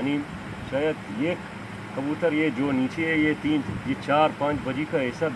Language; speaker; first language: Hindi; non-native, learner; Arabic